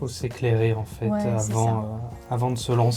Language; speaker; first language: French; native; French